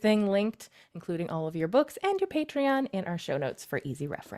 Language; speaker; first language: English; native; English